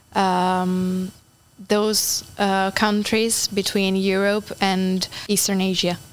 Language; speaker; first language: English; non-native, fluent; Italian